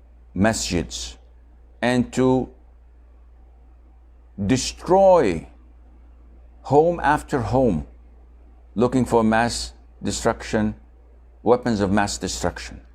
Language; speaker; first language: English; non-native, fluent; Arabic